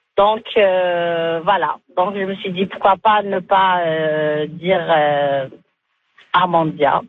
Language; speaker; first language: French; non-native, local second language; Arabic